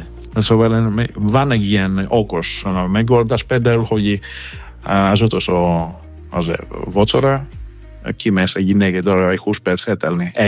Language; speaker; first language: Hungarian; non-native, fluent; Greek